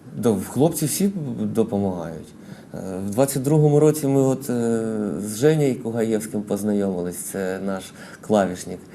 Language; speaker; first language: Ukrainian; non-native, local second language; Russian